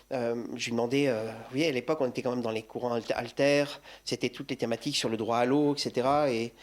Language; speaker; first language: French; native; French